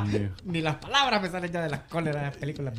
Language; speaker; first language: Spanish; native; Spanish